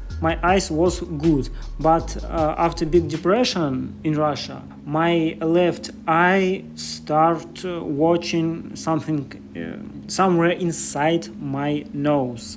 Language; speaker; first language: English; non-native, learner; Russian